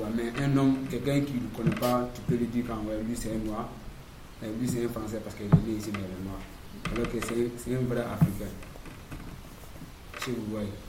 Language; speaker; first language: French; non-native, learner; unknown